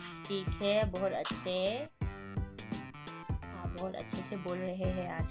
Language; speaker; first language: Hindi; non-native, local second language; Manipuri